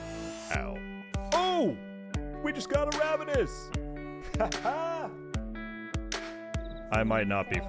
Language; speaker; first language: English; native; English